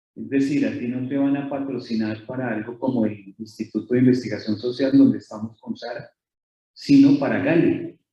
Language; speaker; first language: Spanish; native; Spanish